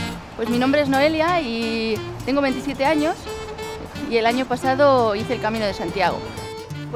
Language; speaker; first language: Spanish; native; Spanish